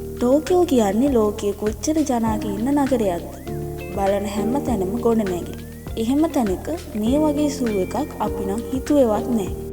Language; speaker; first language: Sinhala; native; Sinhala